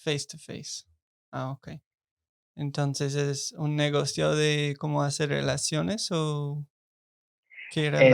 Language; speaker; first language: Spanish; non-native, learner; English